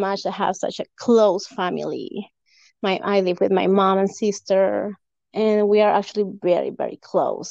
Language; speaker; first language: English; non-native, fluent; Spanish